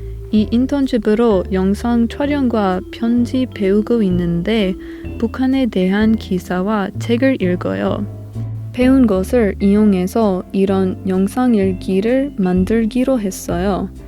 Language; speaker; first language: Korean; non-native, learner; English